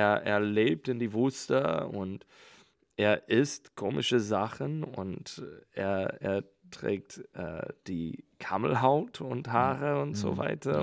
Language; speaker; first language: German; non-native, learner; English